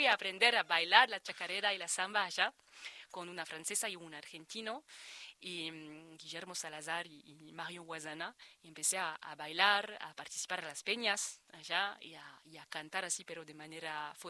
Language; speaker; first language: Spanish; non-native, fluent; French